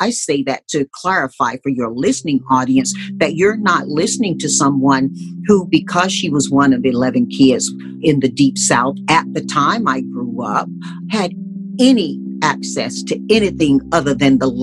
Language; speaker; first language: English; native; English